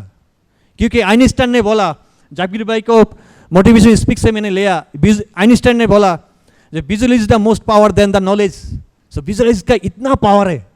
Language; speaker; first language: Hindi; non-native, learner; Bangla